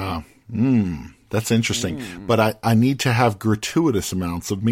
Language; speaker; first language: English; native; English